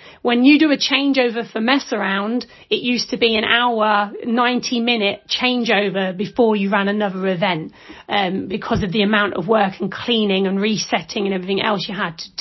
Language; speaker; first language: English; native; English